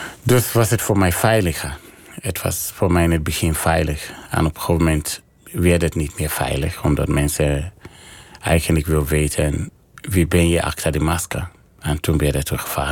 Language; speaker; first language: Dutch; non-native, fluent; English